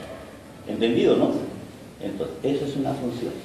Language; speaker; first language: Spanish; native; Spanish